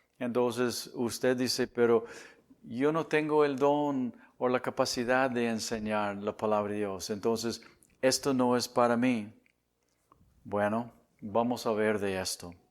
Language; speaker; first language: Spanish; non-native, fluent; English